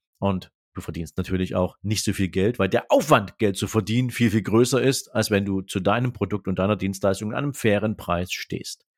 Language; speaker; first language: German; native; German